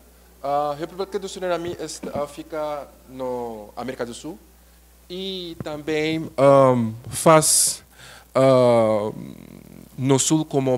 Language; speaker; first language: Portuguese; non-native, learner; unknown